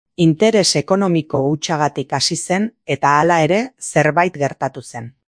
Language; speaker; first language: Basque; non-native, fluent; English